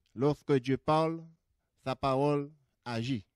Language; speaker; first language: French; native; French